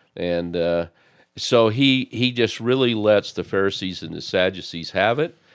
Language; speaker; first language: English; native; English